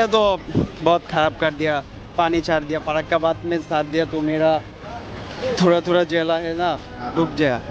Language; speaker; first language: Hindi; non-native, learner; Bangla